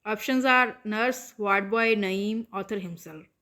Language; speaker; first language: English; non-native, local second language; Punjabi